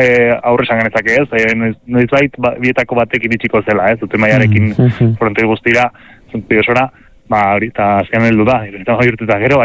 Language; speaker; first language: Basque; native; Basque